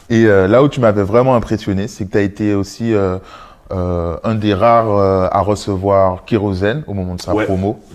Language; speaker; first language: French; native; French